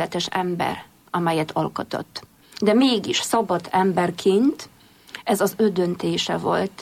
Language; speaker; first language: Hungarian; non-native, fluent; Polish